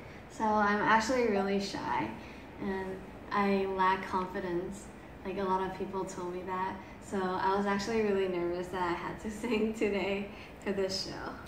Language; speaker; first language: English; early bilingual, other home language; Japanese